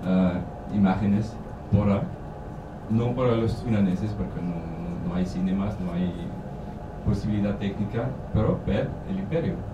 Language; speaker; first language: Spanish; non-native, learner; German